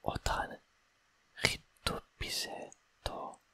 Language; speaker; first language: Greek; non-native, learner; English